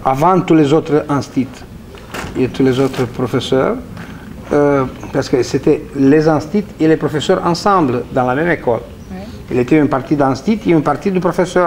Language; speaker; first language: French; non-native, fluent; Romanian